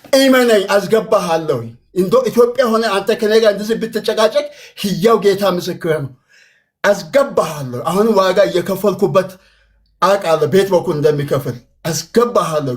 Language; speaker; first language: Amharic; non-native, local second language; Wolaytta